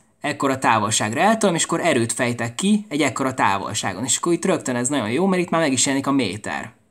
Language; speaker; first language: Hungarian; native; Hungarian